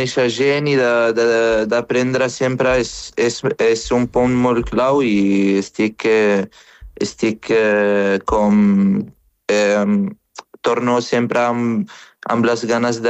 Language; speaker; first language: Catalan; non-native, fluent; Arabic